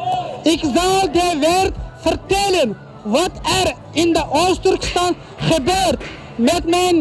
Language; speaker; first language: Dutch; non-native, fluent; Uyghur